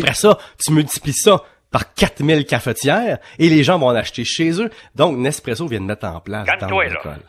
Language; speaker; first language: French; native; French